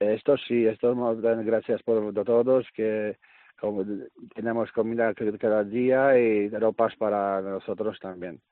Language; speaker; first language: Spanish; non-native, learner; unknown